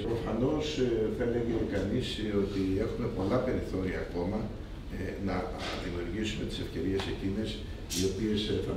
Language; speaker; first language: Greek; native; Greek